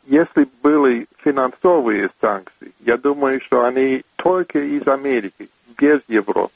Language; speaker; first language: Russian; non-native, fluent; English